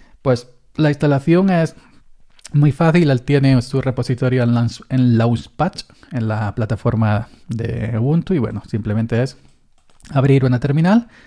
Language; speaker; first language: Spanish; native; Spanish